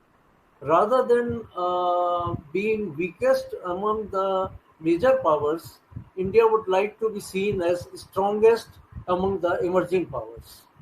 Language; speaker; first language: English; non-native, local second language; Hindi